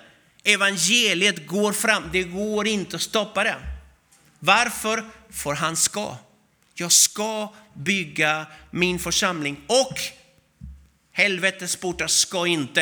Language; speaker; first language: Swedish; non-native, fluent; Spanish